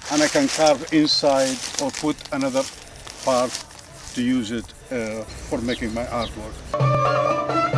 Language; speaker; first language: English; non-native, fluent; Arabic